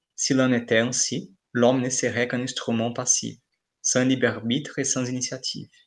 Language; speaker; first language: French; non-native, fluent; Portuguese